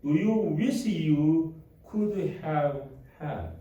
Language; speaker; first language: English; non-native, learner; Korean